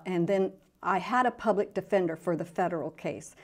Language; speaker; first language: English; native; English